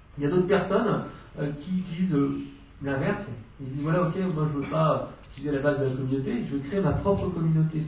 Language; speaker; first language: French; native; French